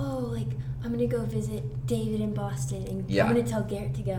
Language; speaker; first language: English; native; English